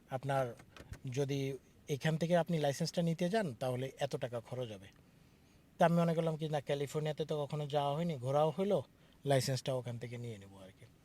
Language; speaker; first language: Bangla; native; Bangla